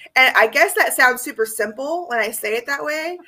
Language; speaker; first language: English; native; English